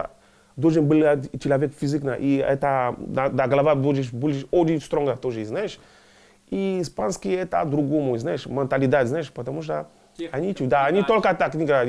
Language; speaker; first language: Russian; non-native, learner; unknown